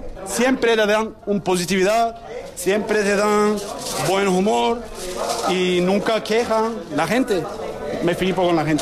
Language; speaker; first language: Spanish; non-native, learner; Turkish